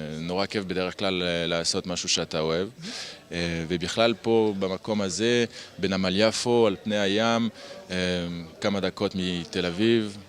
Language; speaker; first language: Hebrew; non-native, fluent; French